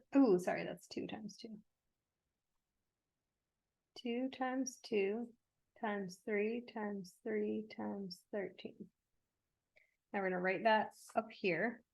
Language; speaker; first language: English; native; English